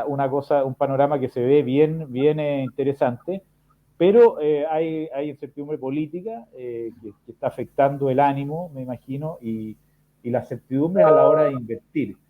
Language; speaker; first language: Spanish; native; Spanish